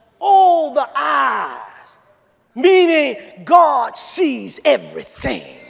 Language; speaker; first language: English; native; English